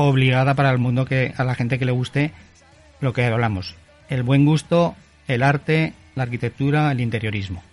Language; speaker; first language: Spanish; native; Spanish